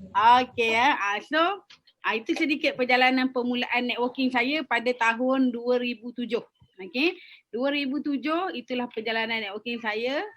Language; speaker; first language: Malay; native; Malay